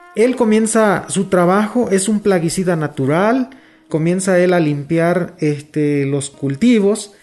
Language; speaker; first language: Spanish; non-native, local second language; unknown